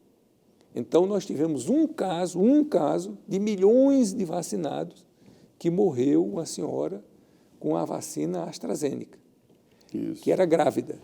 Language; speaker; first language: Portuguese; native; Portuguese